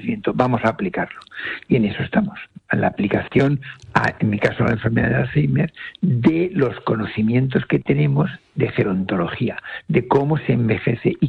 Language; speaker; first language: Spanish; native; Spanish